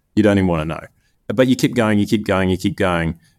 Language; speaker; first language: English; native; English